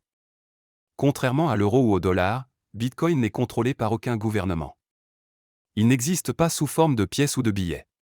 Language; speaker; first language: French; native; French